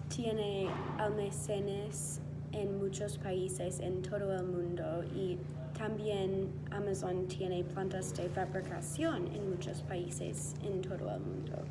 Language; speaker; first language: Spanish; non-native, learner; English